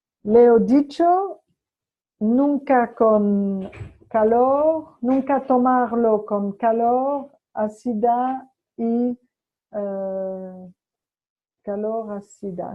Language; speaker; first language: Spanish; non-native, fluent; French